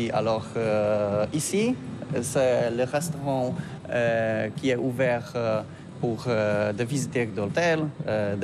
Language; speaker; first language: French; non-native, learner; Polish